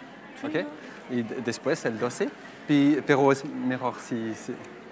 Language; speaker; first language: Spanish; non-native, fluent; French